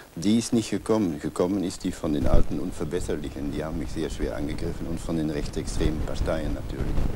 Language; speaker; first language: German; non-native, local second language; Dutch